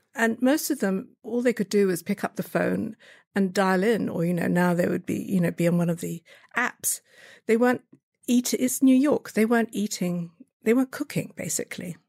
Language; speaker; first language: English; native; English